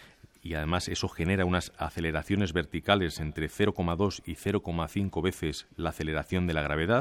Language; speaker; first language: Spanish; native; Spanish